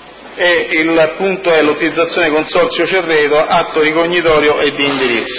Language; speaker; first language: Italian; native; Italian